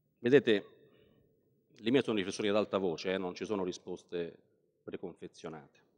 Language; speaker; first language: Italian; native; Italian